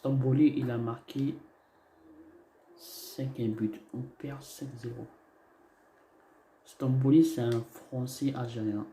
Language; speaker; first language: French; non-native, learner; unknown